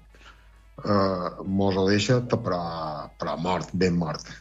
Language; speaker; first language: Catalan; native; Catalan